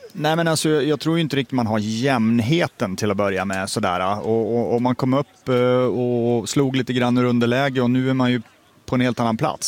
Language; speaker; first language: Swedish; native; Swedish